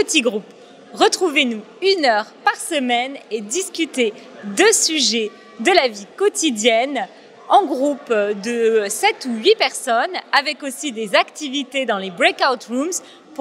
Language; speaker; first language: French; native; French